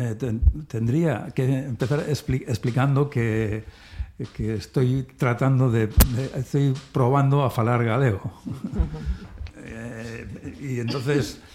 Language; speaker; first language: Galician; non-native, learner; Spanish